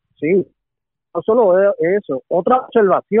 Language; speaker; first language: Spanish; native; Spanish